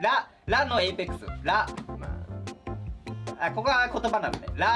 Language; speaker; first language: Japanese; native; Japanese